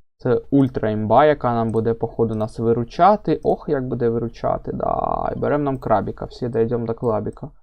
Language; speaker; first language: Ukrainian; non-native, local second language; Russian